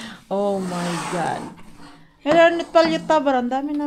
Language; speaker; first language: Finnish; non-native, learner; Filipino